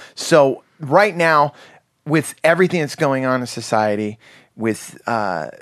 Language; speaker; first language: English; native; English